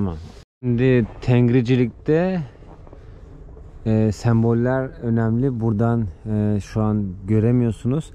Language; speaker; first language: Turkish; native; Turkish